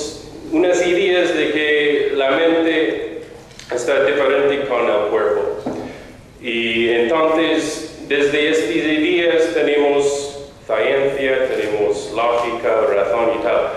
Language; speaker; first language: Spanish; non-native, fluent; English